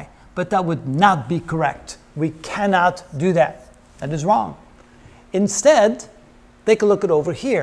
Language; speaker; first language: English; native; English